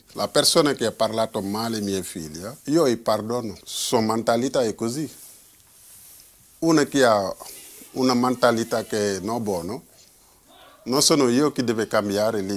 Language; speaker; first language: Italian; non-native, learner; Wolof